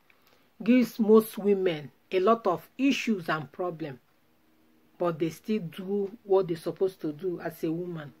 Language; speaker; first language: English; non-native, local second language; Igbo